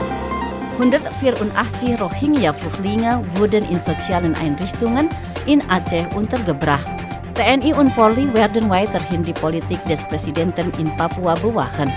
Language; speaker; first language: German; non-native, fluent; Indonesian